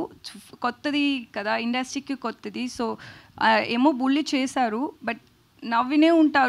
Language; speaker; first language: Telugu; non-native, learner; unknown